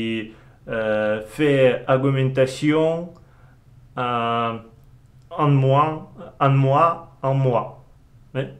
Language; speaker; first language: French; non-native, learner; Russian